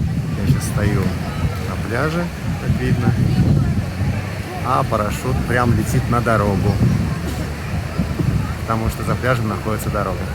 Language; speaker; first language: Russian; native; Russian